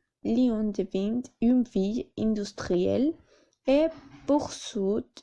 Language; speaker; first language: French; non-native, learner; Spanish